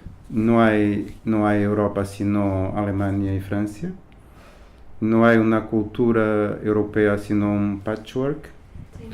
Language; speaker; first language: Spanish; non-native, fluent; Portuguese